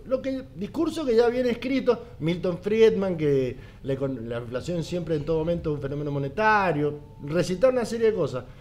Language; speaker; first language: Spanish; native; Spanish